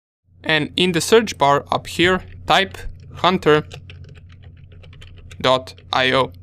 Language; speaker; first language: English; non-native, fluent; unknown